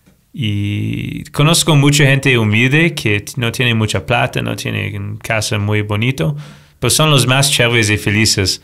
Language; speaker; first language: Spanish; non-native, fluent; English